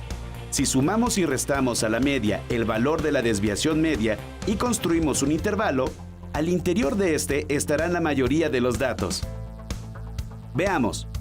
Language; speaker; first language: Spanish; native; Spanish